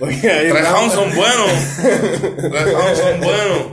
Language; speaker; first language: Spanish; early bilingual, heritage; Spanish